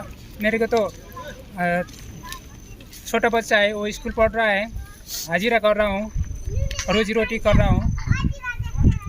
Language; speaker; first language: Hindi; non-native, local second language; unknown